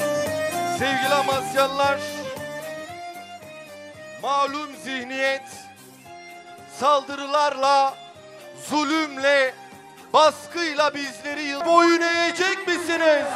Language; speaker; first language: Turkish; native; Turkish